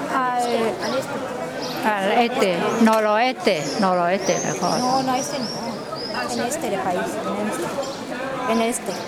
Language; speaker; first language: Spanish; non-native, learner; Thai